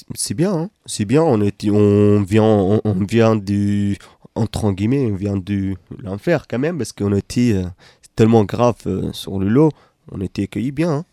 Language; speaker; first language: French; non-native, fluent; Arabic